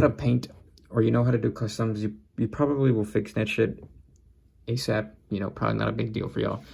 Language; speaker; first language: English; native; English